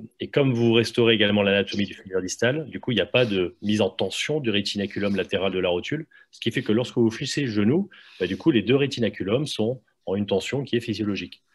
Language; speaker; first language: French; native; French